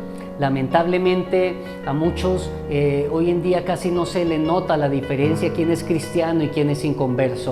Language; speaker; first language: Spanish; native; Spanish